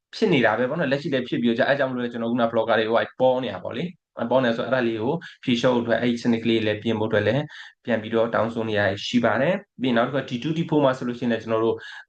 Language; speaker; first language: Burmese; native; Burmese